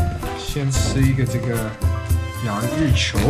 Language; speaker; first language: Chinese; non-native, fluent; English